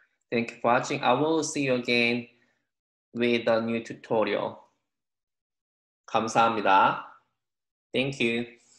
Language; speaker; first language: English; non-native, fluent; Korean